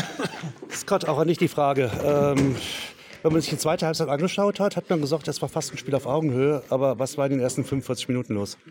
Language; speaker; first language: German; native; German